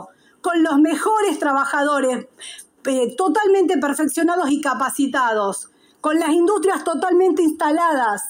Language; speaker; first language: Spanish; native; Spanish